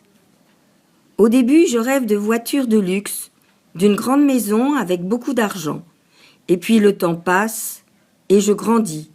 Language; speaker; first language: French; non-native, learner; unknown